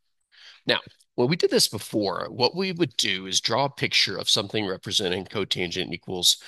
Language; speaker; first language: English; native; English